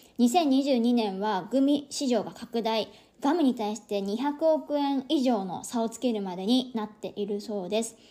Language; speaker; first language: Japanese; native; Japanese